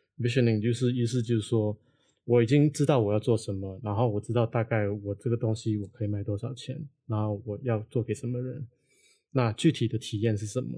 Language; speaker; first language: Chinese; non-native, local second language; Cantonese